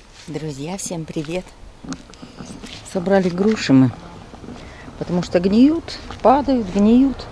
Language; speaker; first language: Russian; native; Russian